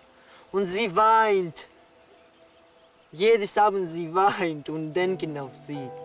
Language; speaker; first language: German; non-native, learner; Kazakh